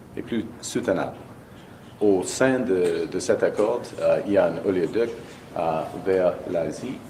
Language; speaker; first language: French; non-native, local second language; English